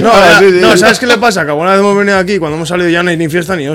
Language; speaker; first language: Spanish; native; Spanish